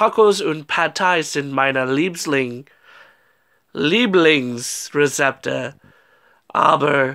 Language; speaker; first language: German; non-native, learner; English